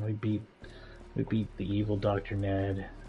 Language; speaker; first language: English; native; English